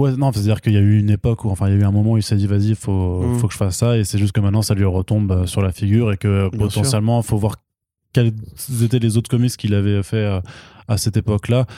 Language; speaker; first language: French; native; French